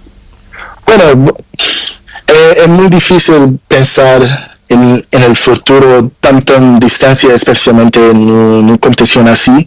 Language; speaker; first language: Spanish; non-native, learner; Portuguese